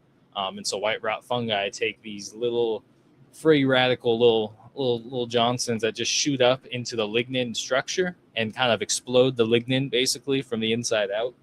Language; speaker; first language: English; native; English